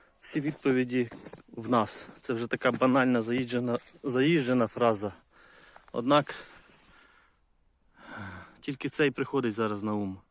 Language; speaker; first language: Ukrainian; native; Ukrainian